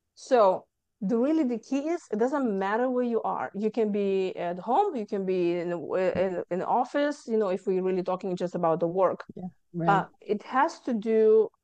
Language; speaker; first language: English; non-native, fluent; Lithuanian